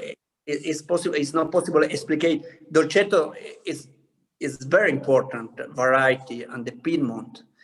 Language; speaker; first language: English; non-native, learner; Italian